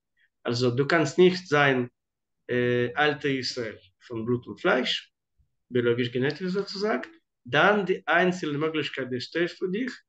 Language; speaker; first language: German; non-native, fluent; Hebrew